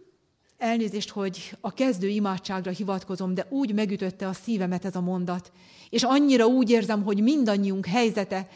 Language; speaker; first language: Hungarian; native; Hungarian